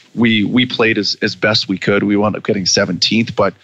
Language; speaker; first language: English; native; English